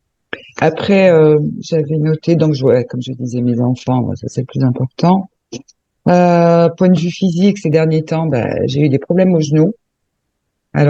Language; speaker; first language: French; native; French